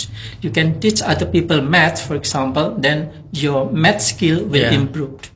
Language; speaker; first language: English; non-native, fluent; Indonesian